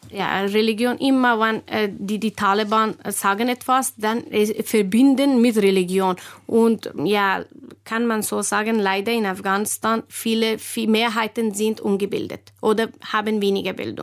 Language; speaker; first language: German; non-native, learner; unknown